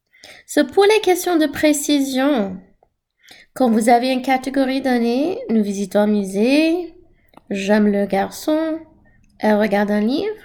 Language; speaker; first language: French; non-native, fluent; English